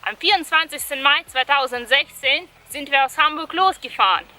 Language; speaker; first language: German; non-native, fluent; Russian